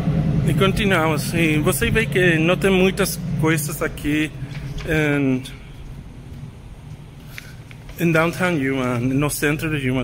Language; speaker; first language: Portuguese; non-native, learner; English